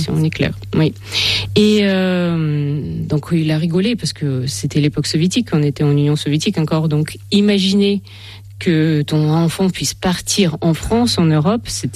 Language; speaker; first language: French; non-native, fluent; Russian